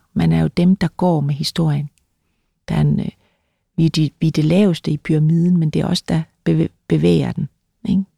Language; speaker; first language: Danish; native; Danish